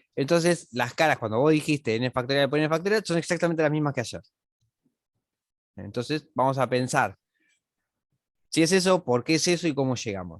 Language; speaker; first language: Spanish; native; Spanish